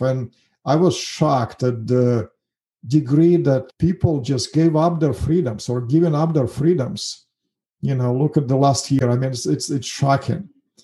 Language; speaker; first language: English; non-native, fluent; Russian